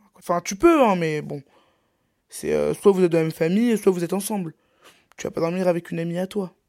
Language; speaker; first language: French; native; French